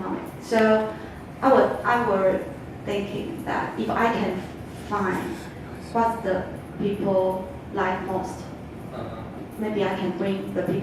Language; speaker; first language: English; non-native, fluent; Chinese